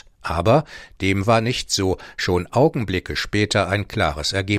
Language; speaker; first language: German; native; German